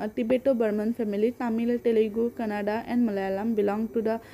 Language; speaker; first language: English; non-native, local second language; Assamese